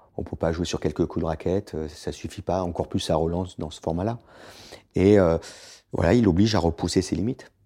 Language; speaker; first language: French; native; French